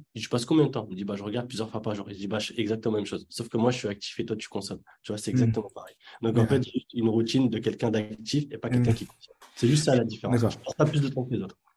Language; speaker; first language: French; early bilingual, other home language; Arabic